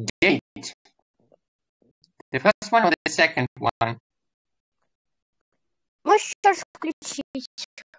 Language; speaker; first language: English; non-native, learner; Russian